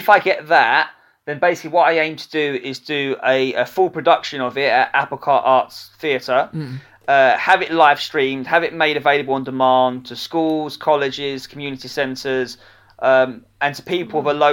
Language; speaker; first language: English; native; English